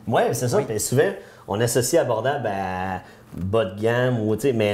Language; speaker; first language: French; native; French